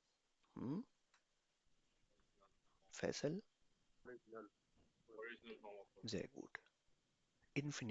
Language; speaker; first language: German; non-native, fluent; Urdu